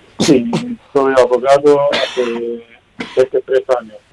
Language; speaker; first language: Spanish; non-native, learner; Arabic